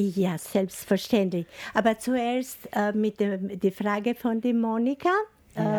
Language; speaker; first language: German; non-native, fluent; Albanian